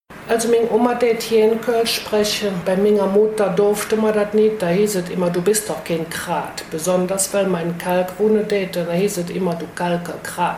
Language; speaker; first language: German; native; German